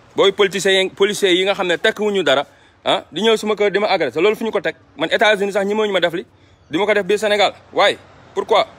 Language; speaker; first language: French; non-native, local second language; Wolof